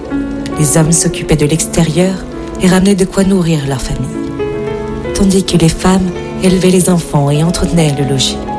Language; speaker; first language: French; native; French